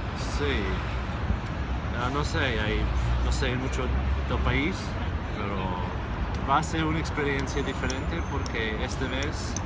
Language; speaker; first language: Spanish; non-native, fluent; English